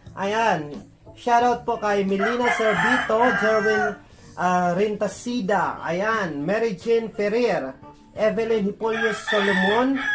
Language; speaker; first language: Filipino; non-native, local second language; Waray